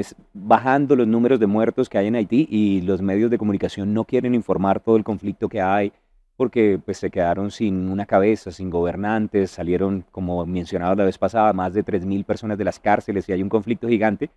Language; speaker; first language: Spanish; native; Spanish